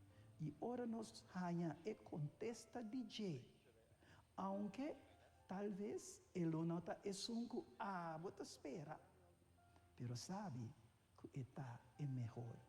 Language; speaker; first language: Spanish; non-native, learner; Papiamento